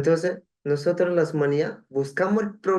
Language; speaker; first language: Spanish; non-native, local second language; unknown